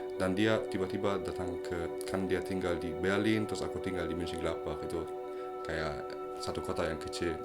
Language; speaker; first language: Indonesian; early bilingual, other home language; German